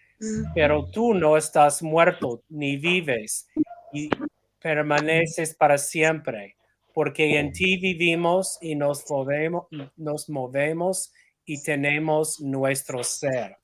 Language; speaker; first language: Spanish; non-native, fluent; English